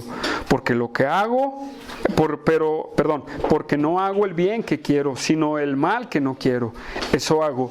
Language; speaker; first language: Spanish; native; Spanish